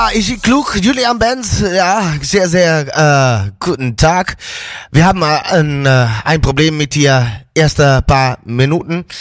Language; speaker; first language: German; non-native, learner; Dutch